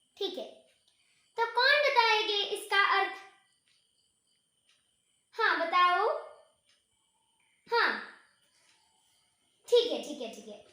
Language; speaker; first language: Hindi; non-native, local second language; Malayalam